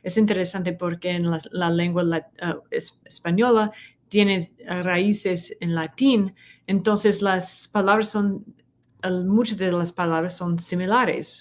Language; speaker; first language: Spanish; non-native, learner; English